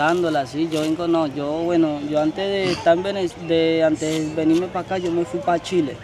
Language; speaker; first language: Spanish; native; Spanish